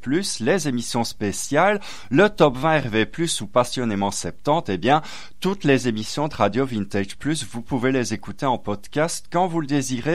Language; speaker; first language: French; native; French